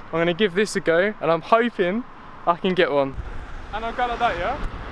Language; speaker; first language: English; native; English